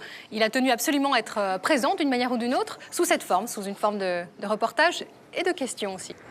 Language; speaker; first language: French; native; French